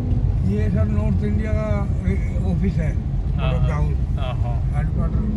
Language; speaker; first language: Hindi; native; Hindi